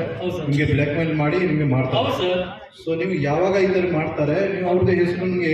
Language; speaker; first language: Kannada; non-native, learner; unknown